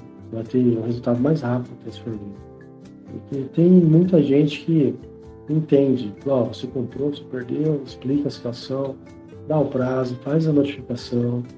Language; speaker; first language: Portuguese; native; Portuguese